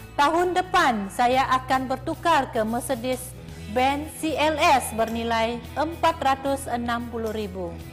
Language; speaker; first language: Malay; non-native, local second language; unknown